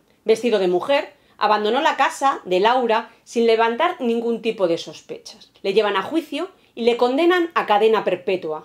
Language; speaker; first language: Spanish; native; Spanish